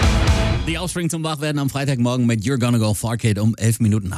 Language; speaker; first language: German; native; German